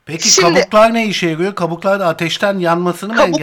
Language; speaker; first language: Turkish; native; Turkish